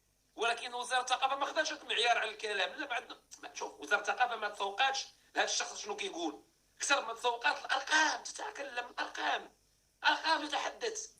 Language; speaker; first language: Arabic; native; Arabic